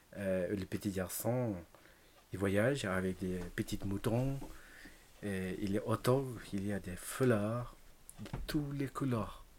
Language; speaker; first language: French; non-native, learner; Tibetan